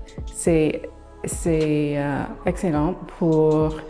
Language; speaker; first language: French; non-native, learner; English